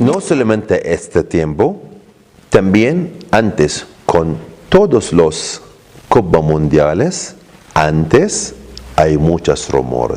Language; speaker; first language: Spanish; non-native, learner; Arabic